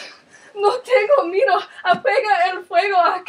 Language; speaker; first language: Spanish; non-native, learner; English